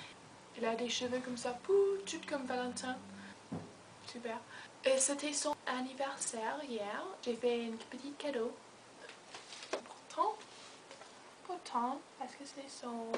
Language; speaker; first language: French; non-native, learner; English